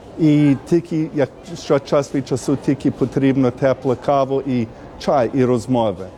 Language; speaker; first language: Ukrainian; early bilingual, heritage; Ukrainian